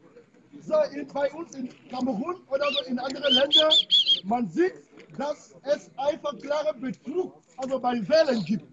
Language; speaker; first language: German; non-native, fluent; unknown